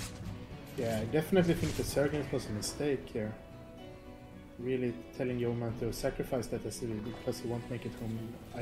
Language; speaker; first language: English; non-native, fluent; Swedish